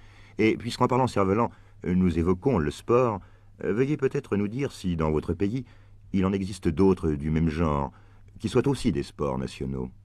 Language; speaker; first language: French; native; French